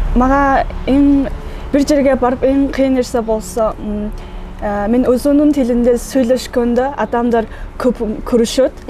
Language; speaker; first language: Kyrgyz; non-native, learner; Mongolian